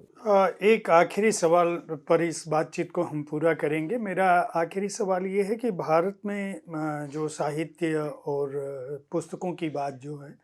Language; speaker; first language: Hindi; native; Hindi